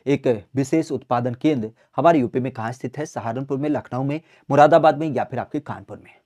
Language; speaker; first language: Hindi; native; Hindi